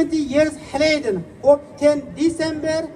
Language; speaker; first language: Dutch; non-native, learner; Uyghur